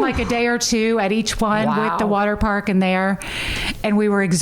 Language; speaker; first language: English; native; English